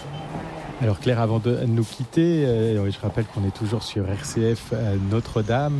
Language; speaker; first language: French; native; French